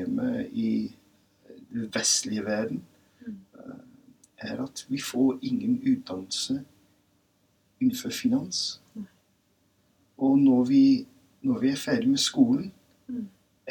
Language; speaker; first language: Norwegian; non-native, fluent; English